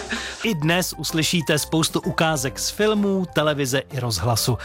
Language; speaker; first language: Czech; native; Czech